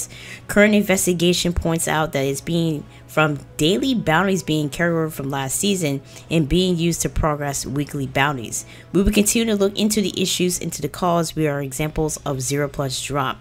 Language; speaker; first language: English; non-native, fluent; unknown